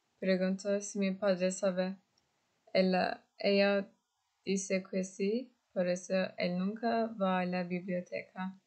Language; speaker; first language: Spanish; non-native, learner; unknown